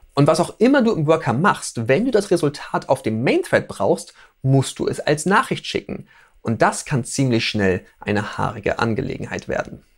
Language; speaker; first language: German; native; German